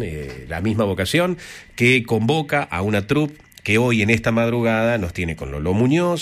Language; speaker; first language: Spanish; native; Spanish